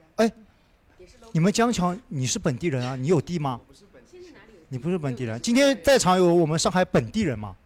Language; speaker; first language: Chinese; native; Chinese